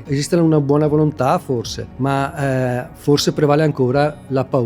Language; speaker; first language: Italian; native; Italian